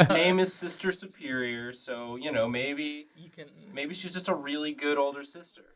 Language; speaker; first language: English; native; English